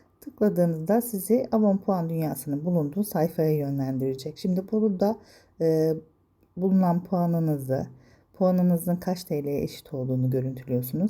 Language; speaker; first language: Turkish; native; Turkish